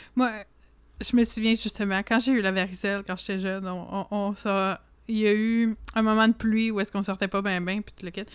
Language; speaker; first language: French; native; French